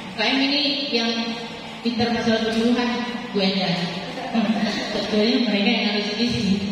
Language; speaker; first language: Indonesian; native; Indonesian